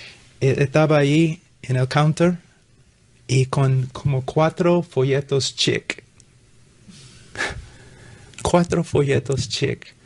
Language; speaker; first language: Spanish; non-native, fluent; English